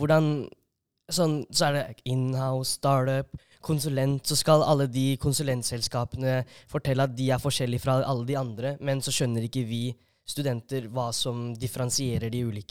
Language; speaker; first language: Norwegian; native; Norwegian